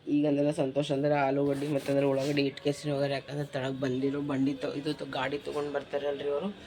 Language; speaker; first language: Kannada; native; Kannada